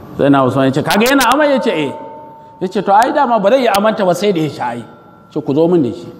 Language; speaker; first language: Hausa; non-native, local second language; Kanuri